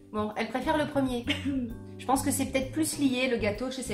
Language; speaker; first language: French; native; French